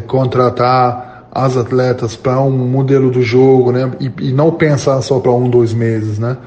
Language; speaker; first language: Portuguese; non-native, fluent; German